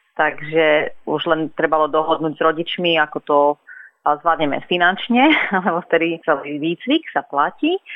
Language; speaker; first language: Slovak; native; Slovak